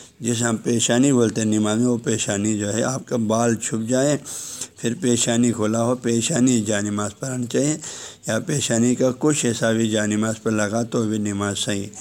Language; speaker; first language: Urdu; non-native, local second language; Balti